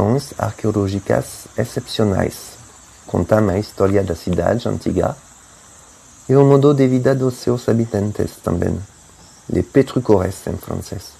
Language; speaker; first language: Portuguese; non-native, fluent; French